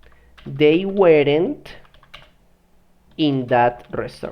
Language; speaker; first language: English; non-native, fluent; Spanish